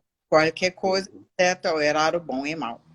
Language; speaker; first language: Portuguese; non-native, learner; German